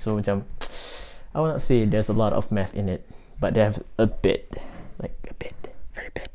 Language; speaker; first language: English; non-native, local second language; Malay